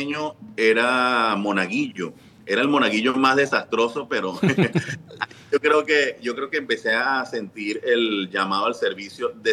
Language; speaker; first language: Spanish; native; Spanish